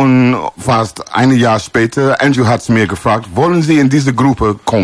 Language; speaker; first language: German; non-native, learner; English